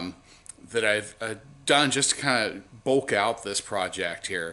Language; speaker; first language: English; native; English